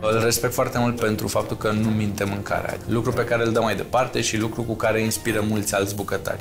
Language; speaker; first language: Romanian; native; Romanian